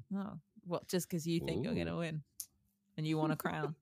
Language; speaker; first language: English; early bilingual, other home language; Italian